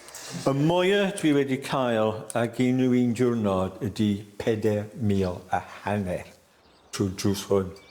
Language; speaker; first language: Welsh; native; Welsh